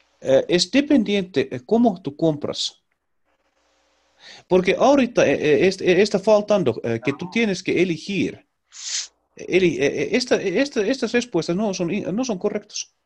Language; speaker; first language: Spanish; non-native, learner; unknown